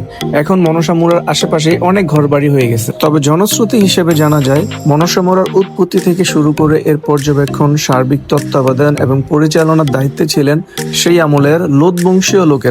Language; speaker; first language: Bangla; native; Bangla